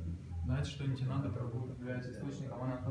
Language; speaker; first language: Russian; native; Russian